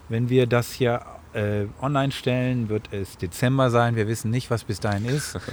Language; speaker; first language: German; native; German